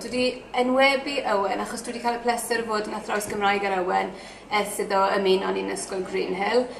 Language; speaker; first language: Welsh; native; Welsh